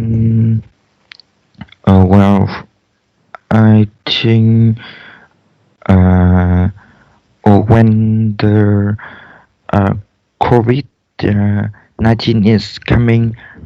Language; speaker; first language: English; non-native, learner; Vietnamese